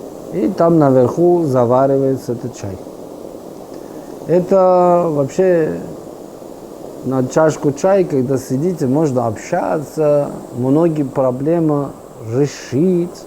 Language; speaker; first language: Russian; non-native, fluent; Persian